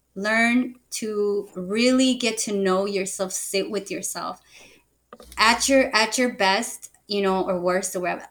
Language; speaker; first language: English; early bilingual, other home language; Spanish